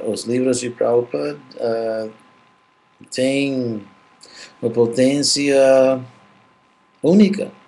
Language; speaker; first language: Portuguese; non-native, fluent; English